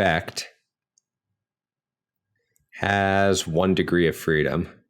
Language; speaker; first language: English; native; English